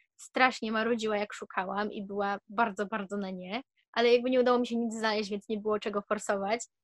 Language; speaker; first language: Polish; early bilingual, heritage; Polish